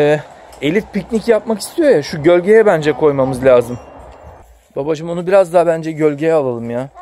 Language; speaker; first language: Turkish; native; Turkish